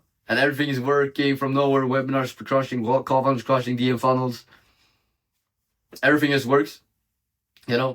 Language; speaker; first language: English; non-native, fluent; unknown